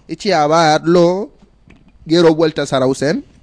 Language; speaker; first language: Basque; non-native, learner; Wolof